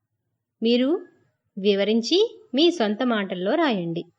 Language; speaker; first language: Telugu; native; Telugu